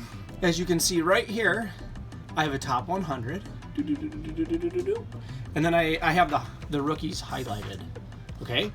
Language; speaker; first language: English; native; English